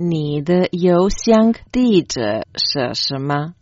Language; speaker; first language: Chinese; non-native, learner; Croatian